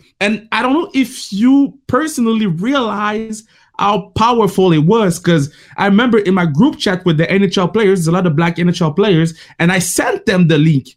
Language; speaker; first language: English; non-native, fluent; French